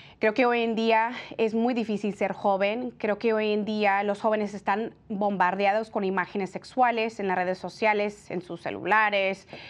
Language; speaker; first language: Spanish; early bilingual, heritage; Spanish